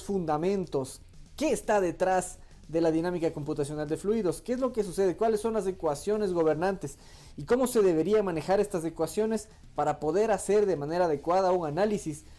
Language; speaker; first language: Spanish; native; Spanish